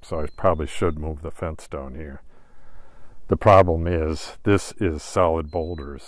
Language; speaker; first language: English; native; English